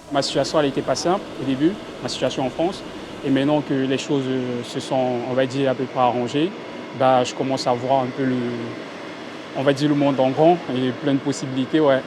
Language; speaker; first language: French; non-native, fluent; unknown